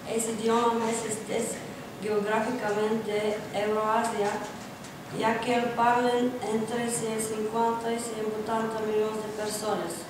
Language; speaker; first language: Catalan; non-native, learner; Bulgarian